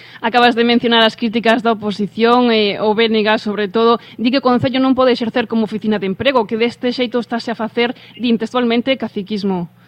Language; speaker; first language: Galician; native; Galician